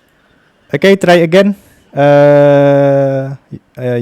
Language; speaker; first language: English; non-native, fluent; Indonesian